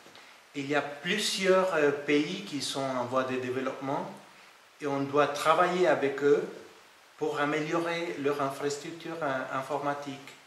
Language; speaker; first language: French; non-native, fluent; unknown